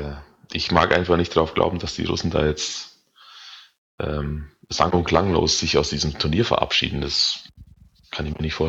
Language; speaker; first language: German; native; German